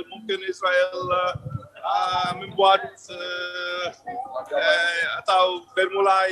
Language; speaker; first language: Indonesian; non-native, learner; Arabic